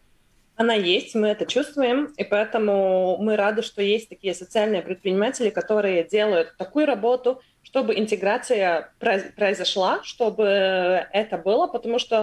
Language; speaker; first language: Russian; non-native, local second language; Latvian